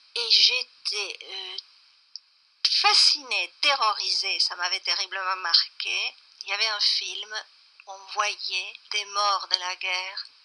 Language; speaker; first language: French; non-native, fluent; Spanish